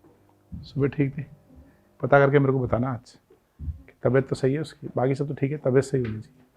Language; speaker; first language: Hindi; native; Hindi